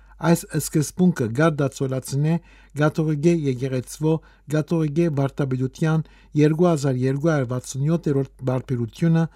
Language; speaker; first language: Armenian; early bilingual, heritage; Armenian